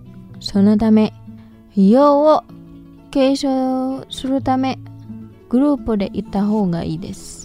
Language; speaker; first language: Japanese; non-native, fluent; Indonesian